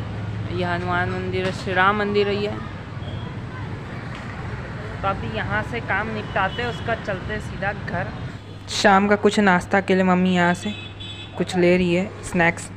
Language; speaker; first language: Hindi; native; Hindi